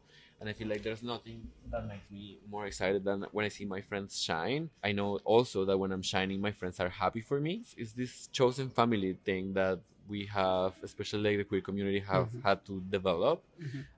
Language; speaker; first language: English; non-native, fluent; Spanish